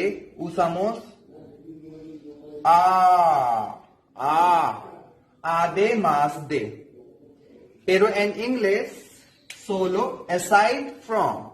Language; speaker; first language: Spanish; non-native, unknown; Hindi